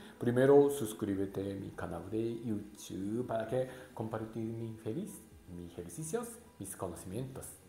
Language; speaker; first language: Spanish; non-native, learner; Japanese